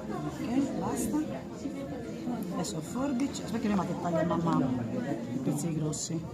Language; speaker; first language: Italian; native; Italian